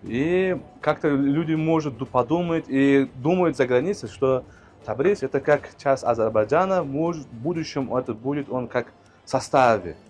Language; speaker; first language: Russian; non-native, local second language; Uzbek